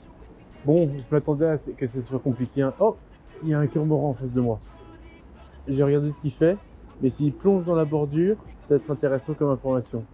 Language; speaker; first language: French; native; French